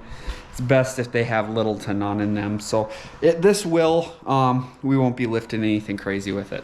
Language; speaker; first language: English; native; English